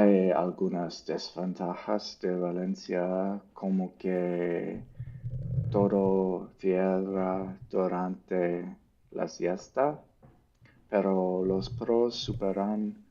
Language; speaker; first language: Spanish; non-native, learner; English